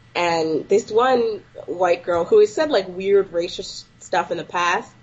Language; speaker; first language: English; native; English